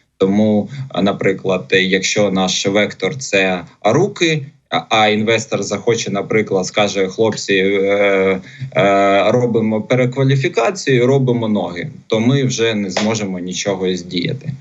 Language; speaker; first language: Ukrainian; non-native, local second language; Russian